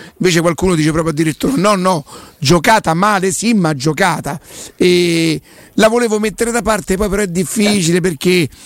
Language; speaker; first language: Italian; native; Italian